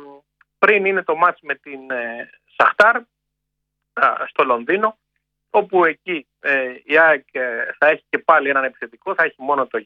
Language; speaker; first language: Greek; native; Greek